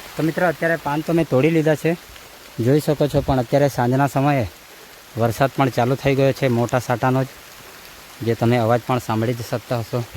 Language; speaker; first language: Gujarati; non-native, local second language; Vasavi